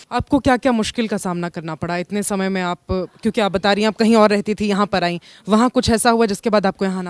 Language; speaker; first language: Hindi; native; Hindi